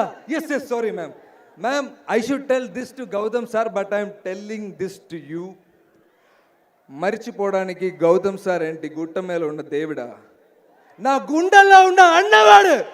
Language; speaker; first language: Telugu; non-native, learner; Malayalam